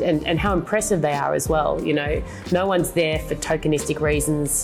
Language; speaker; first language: English; early bilingual, other home language; Indonesian